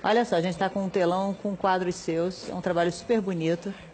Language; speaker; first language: Portuguese; native; Portuguese